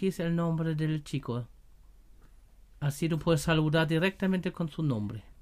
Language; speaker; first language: Spanish; non-native, fluent; German